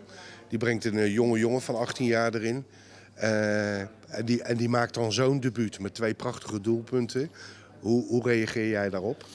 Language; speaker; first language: Dutch; native; Dutch